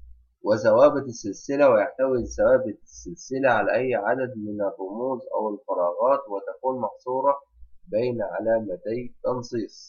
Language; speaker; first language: Arabic; native; Arabic